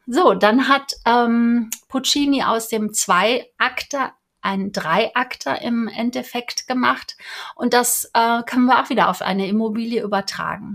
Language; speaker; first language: German; native; German